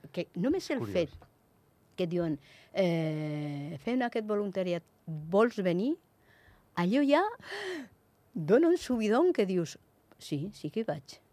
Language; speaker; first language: Catalan; non-native, local second language; Spanish